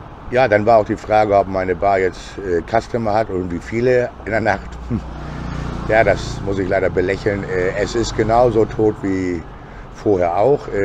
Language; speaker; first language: German; native; German